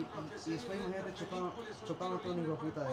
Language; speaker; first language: Spanish; early bilingual, heritage; Spanish